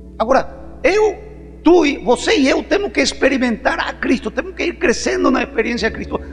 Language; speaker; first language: Portuguese; non-native, fluent; Spanish